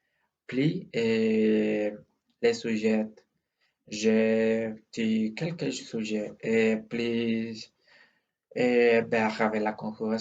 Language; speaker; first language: French; non-native, learner; Spanish